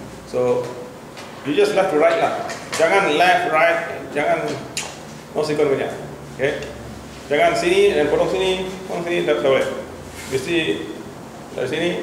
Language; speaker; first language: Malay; non-native, local second language; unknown